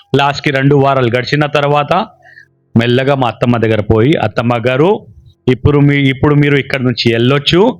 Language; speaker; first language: Telugu; non-native, local second language; Urdu